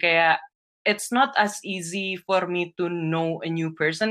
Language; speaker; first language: English; non-native, fluent; Indonesian